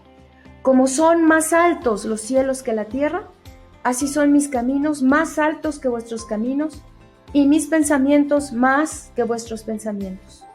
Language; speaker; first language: Spanish; native; Spanish